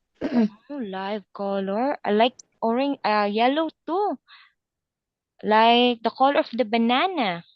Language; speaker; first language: English; non-native, local second language; Filipino